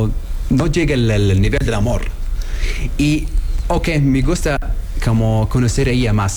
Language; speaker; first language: Spanish; non-native, learner; Arabic